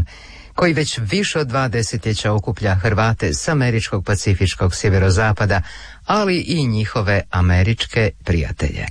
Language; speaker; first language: Serbian; native; Serbian